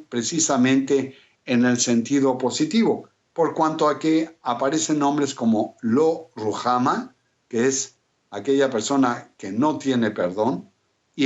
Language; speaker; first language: Spanish; native; Spanish